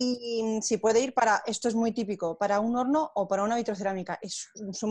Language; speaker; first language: Spanish; native; Spanish